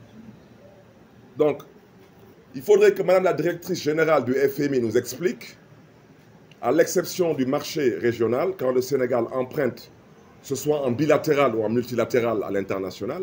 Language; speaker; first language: French; non-native, local second language; Wolof